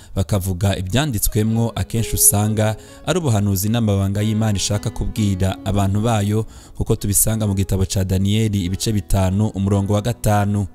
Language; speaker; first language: Kinyarwanda; native; Kinyarwanda